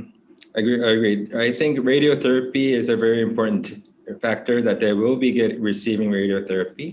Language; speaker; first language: English; non-native, fluent; Korean